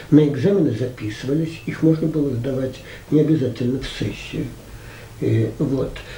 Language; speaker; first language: Russian; native; Russian